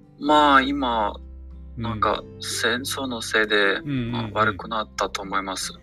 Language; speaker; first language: Japanese; non-native, learner; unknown